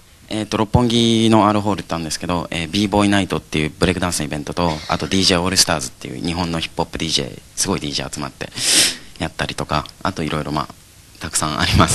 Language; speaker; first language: Japanese; native; Japanese